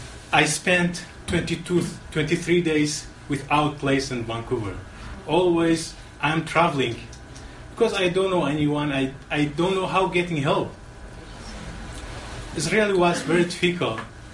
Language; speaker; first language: English; non-native, learner; Arabic